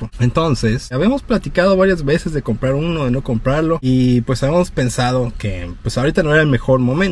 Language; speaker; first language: Spanish; native; Spanish